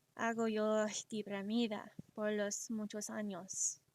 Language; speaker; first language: Spanish; early bilingual, other home language; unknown